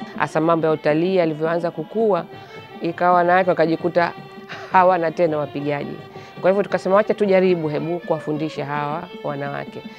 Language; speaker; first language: Swahili; native; Swahili